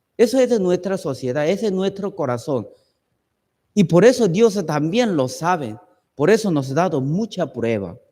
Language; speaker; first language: Spanish; non-native, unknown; Chinese